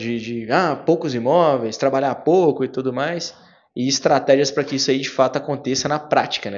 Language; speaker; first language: Portuguese; native; Portuguese